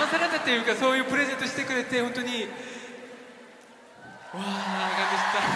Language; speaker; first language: Japanese; non-native, fluent; Korean